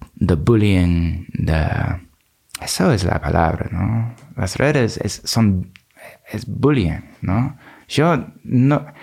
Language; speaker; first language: Spanish; non-native, fluent; English